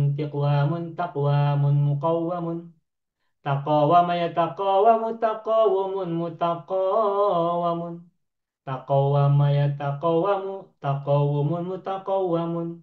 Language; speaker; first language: Arabic; non-native, fluent; Indonesian